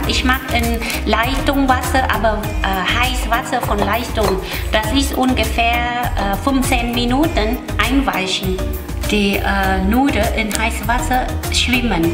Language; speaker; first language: German; non-native, learner; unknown